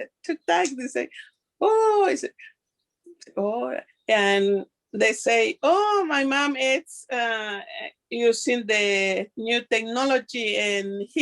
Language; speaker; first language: English; non-native, learner; Spanish